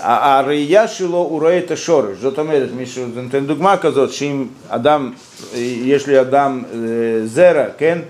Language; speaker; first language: Hebrew; non-native, fluent; Russian